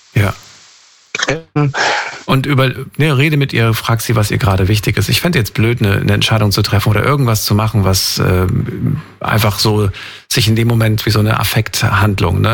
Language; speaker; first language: German; native; German